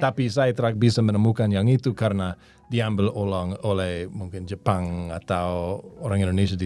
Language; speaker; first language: Indonesian; non-native, learner; English